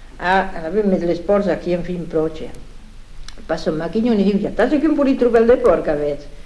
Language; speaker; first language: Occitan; native; Occitan